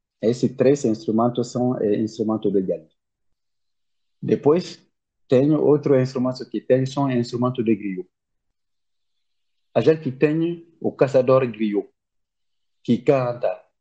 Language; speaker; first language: Portuguese; non-native, learner; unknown